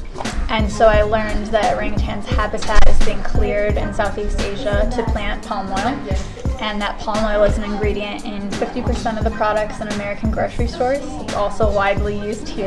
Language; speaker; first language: English; native; English